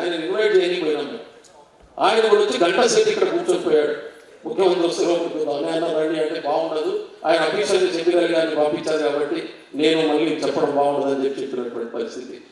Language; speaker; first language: Telugu; non-native, local second language; Lambadi